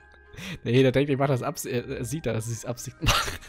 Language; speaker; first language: German; native; German